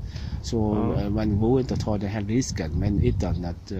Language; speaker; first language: Swedish; non-native, learner; Vietnamese